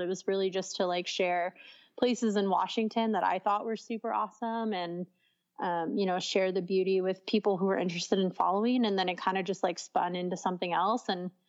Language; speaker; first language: English; native; English